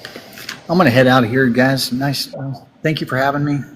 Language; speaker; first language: English; native; English